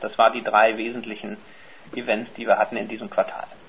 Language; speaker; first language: German; native; German